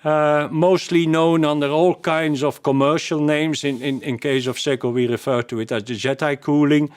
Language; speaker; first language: English; non-native, fluent; Dutch